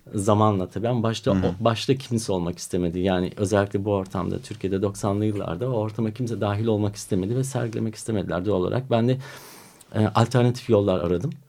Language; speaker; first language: Turkish; early bilingual, heritage; Turkish